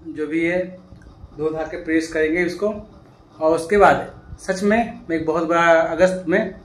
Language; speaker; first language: Hindi; native; Hindi